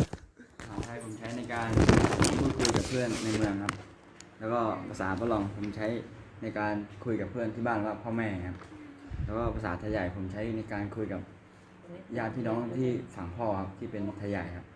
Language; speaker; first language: Thai; non-native, local second language; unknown